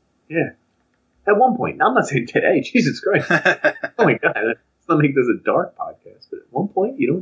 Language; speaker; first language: English; native; English